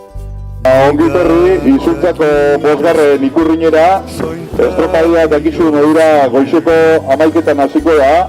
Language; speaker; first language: Basque; native; Basque